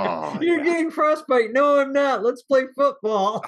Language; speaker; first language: English; native; English